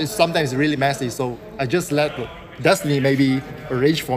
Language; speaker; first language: English; non-native, local second language; Chinese